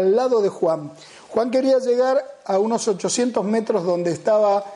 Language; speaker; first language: Spanish; native; Spanish